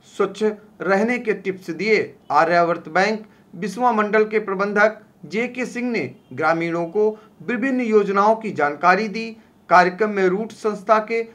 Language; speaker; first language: Hindi; native; Hindi